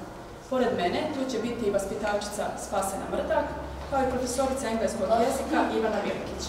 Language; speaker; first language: Croatian; native; Croatian